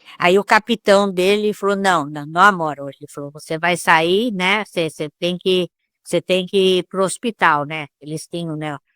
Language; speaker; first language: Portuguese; early bilingual, other home language; Italian